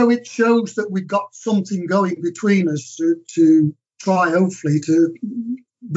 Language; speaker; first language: English; native; English